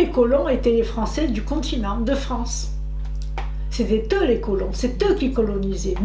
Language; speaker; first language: French; native; French